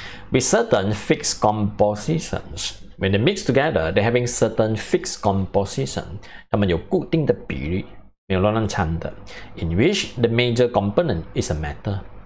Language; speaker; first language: English; non-native, local second language; Chinese